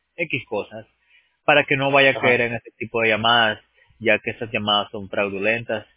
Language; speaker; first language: Spanish; native; Spanish